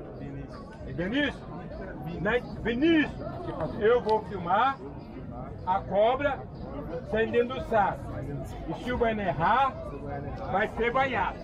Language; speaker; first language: Portuguese; native; Portuguese